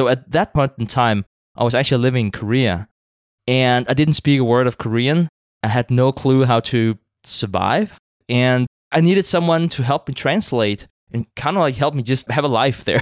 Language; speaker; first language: English; non-native, fluent; Danish